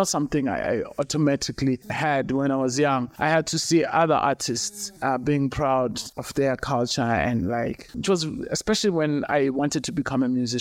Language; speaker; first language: English; non-native, local second language; Xhosa